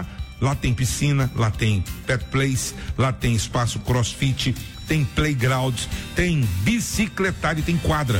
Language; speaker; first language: Portuguese; native; Portuguese